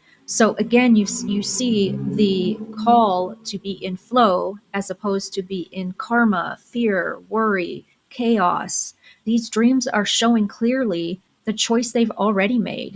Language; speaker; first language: English; native; English